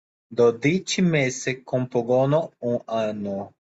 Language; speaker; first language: Italian; non-native, learner; Portuguese